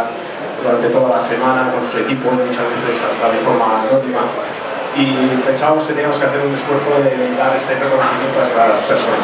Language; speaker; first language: Spanish; native; Spanish